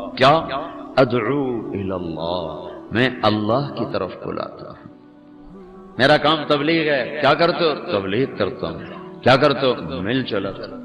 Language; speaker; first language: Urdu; non-native, local second language; Punjabi